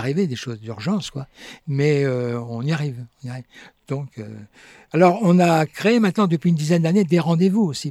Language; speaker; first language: French; native; French